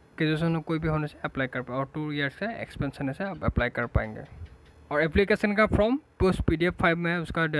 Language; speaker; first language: Hindi; non-native, local second language; Assamese